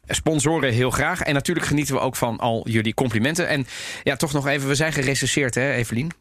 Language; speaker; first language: Dutch; native; Dutch